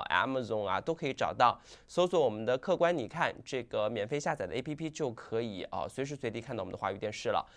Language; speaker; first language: Chinese; native; Chinese